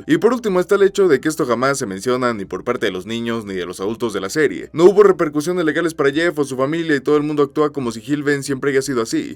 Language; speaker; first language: Spanish; native; Spanish